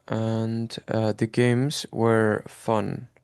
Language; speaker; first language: English; non-native, learner; Spanish